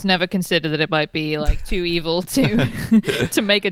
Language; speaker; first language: English; native; English